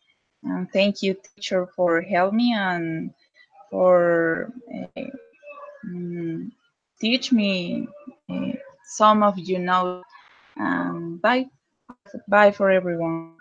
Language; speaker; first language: English; non-native, learner; Spanish